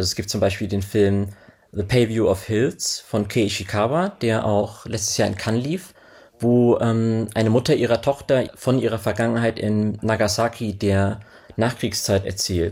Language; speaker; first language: German; native; German